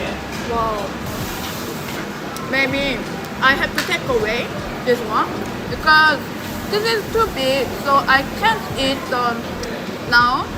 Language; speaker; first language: English; non-native, learner; Japanese